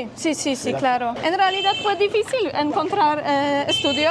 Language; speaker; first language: Spanish; non-native, fluent; Polish